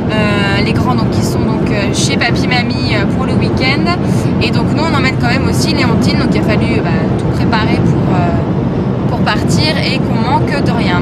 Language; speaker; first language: French; native; French